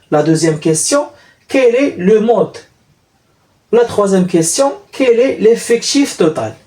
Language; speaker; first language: French; non-native, local second language; Arabic